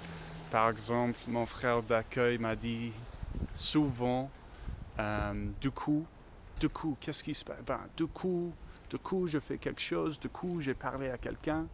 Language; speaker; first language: French; non-native, learner; English